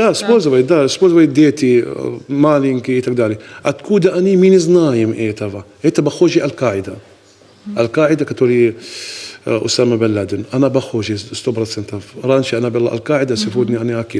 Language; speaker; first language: Russian; non-native, learner; Arabic